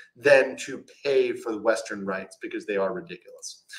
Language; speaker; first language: English; native; English